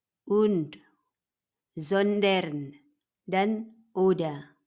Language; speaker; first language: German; non-native, fluent; Indonesian